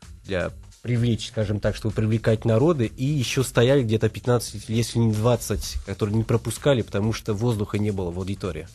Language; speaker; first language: Russian; non-native, fluent; Portuguese